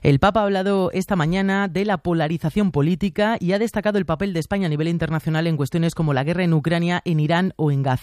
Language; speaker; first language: Spanish; native; Spanish